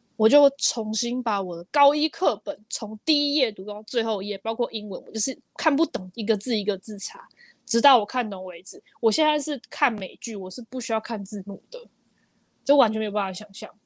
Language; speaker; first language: Chinese; native; Chinese